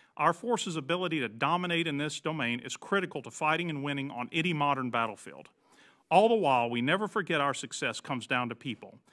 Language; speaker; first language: English; native; English